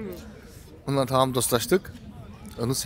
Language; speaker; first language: Turkish; non-native, learner; Azerbaijani